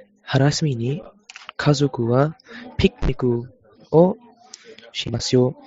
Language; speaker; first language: Japanese; non-native, learner; English